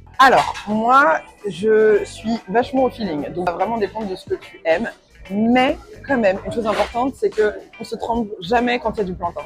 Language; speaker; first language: French; native; French